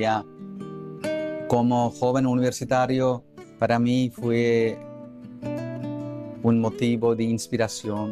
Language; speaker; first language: Spanish; non-native, fluent; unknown